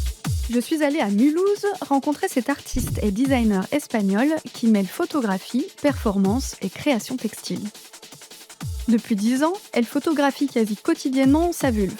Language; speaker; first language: French; native; French